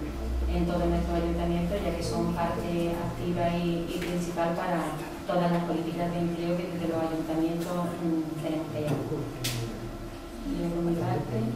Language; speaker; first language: Spanish; native; Spanish